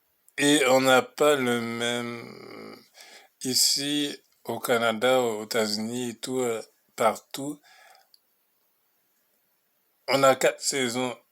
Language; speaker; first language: French; non-native, local second language; Haitian Creole